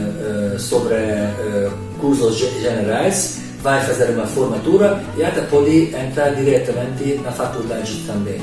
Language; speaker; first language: Portuguese; non-native, learner; Hungarian